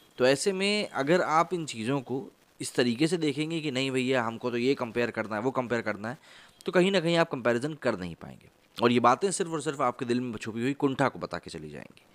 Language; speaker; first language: Hindi; native; Hindi